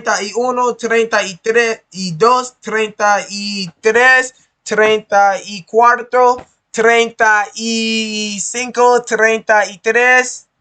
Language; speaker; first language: Spanish; non-native, learner; English